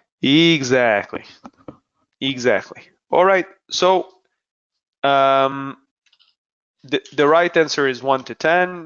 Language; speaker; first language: English; non-native, fluent; Hebrew